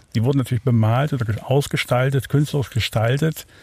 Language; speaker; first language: German; native; German